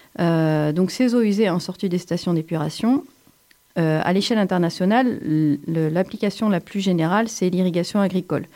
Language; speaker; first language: French; native; French